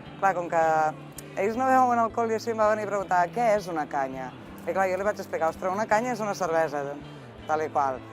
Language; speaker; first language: Catalan; native; Catalan